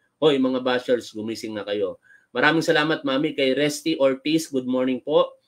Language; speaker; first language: Filipino; native; Filipino